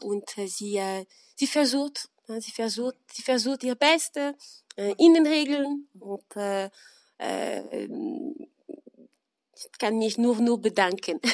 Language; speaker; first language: German; non-native, fluent; French